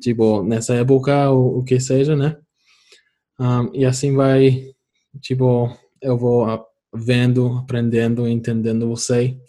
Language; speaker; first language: Portuguese; non-native, fluent; English